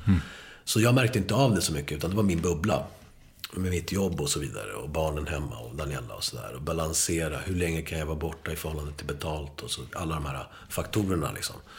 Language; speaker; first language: Swedish; early bilingual, other home language; Spanish